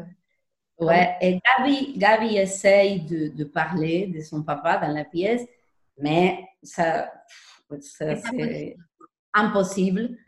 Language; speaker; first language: French; non-native, learner; Spanish